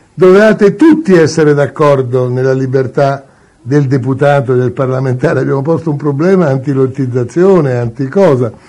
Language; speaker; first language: Italian; native; Italian